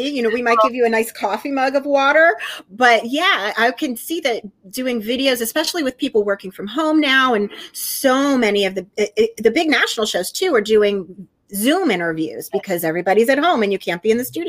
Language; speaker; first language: English; native; English